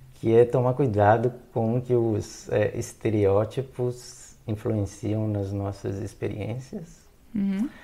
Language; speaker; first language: Portuguese; native; Portuguese